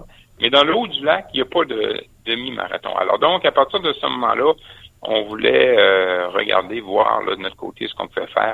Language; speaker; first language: French; native; French